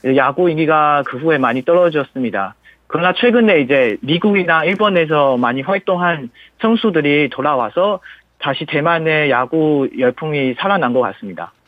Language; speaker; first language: Korean; non-native, fluent; Chinese